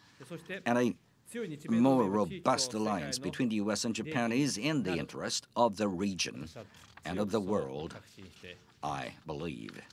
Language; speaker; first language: English; non-native, fluent; Japanese